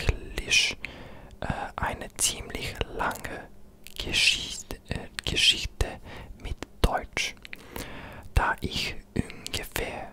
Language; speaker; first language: German; non-native, learner; English